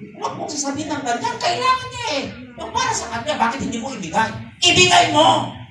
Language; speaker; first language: Filipino; non-native, local second language; Iloko